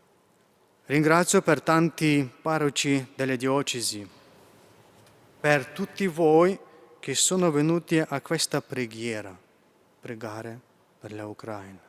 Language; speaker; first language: Italian; non-native, fluent; Ukrainian